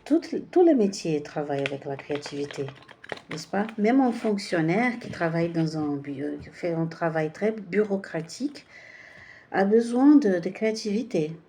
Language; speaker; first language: French; non-native, fluent; Portuguese